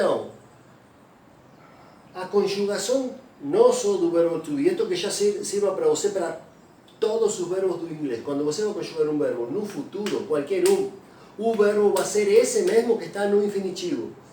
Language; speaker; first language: Portuguese; non-native, fluent; Spanish